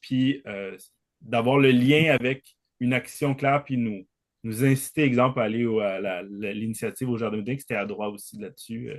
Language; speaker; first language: French; native; French